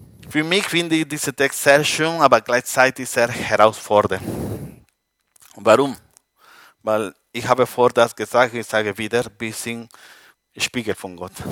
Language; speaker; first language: German; non-native, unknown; Spanish